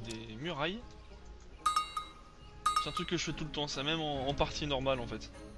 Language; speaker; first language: French; native; French